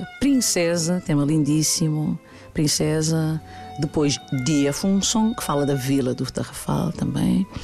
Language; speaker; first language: Portuguese; non-native, local second language; Kabuverdianu